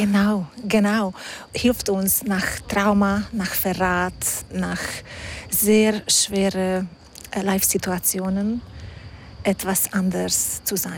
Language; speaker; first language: German; non-native, fluent; Hungarian